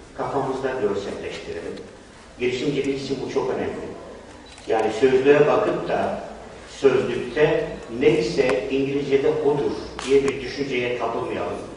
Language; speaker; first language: Turkish; non-native, fluent; English